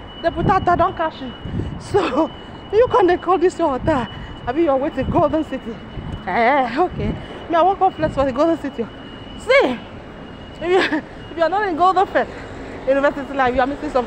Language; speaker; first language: English; non-native, local second language; Ibibio